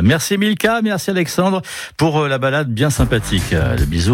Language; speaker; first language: French; native; French